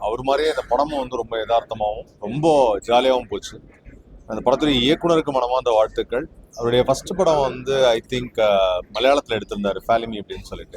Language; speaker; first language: Tamil; native; Tamil